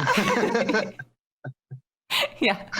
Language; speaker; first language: English; native; English